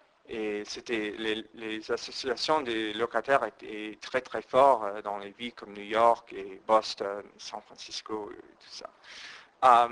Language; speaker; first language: French; non-native, fluent; English